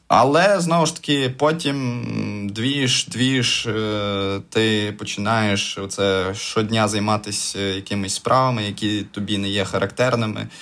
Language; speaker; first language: Ukrainian; native; Ukrainian